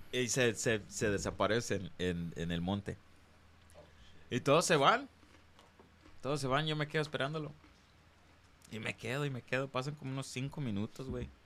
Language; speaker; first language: Spanish; early bilingual, heritage; Spanish